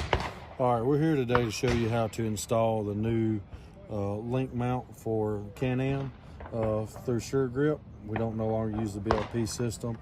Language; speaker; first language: English; native; English